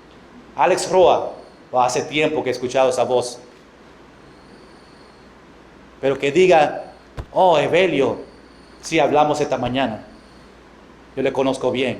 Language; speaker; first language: Spanish; non-native, fluent; English